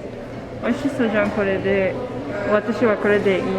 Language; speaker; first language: Japanese; non-native, learner; French